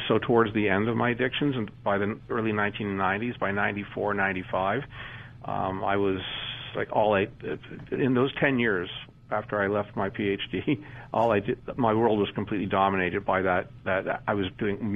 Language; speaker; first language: English; native; English